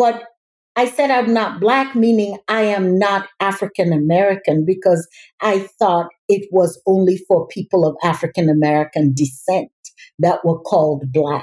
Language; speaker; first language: English; native; English